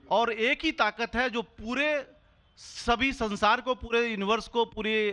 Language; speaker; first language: Hindi; native; Hindi